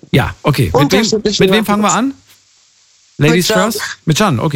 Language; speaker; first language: German; native; German